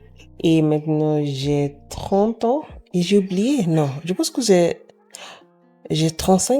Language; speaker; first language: French; non-native, fluent; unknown